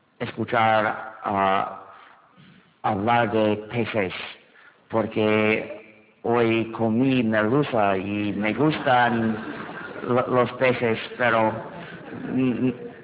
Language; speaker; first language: Spanish; non-native, fluent; English